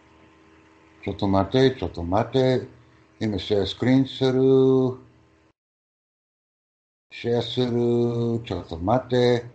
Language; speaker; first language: Japanese; non-native, learner; English